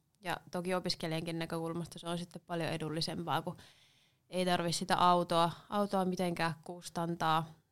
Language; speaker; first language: Finnish; native; Finnish